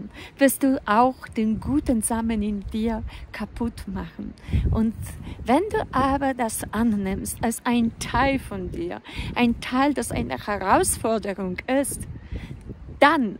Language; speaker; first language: German; non-native, fluent; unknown